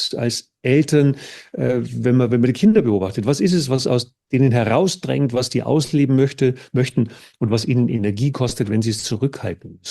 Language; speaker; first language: German; native; German